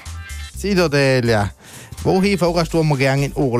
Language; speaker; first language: German; native; German